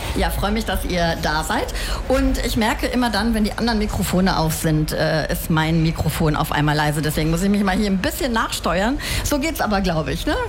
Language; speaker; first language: German; native; German